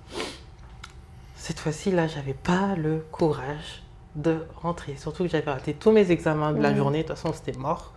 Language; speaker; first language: French; early bilingual, other home language; Lingala